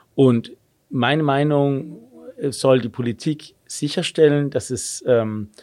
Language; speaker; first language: German; non-native, fluent; Danish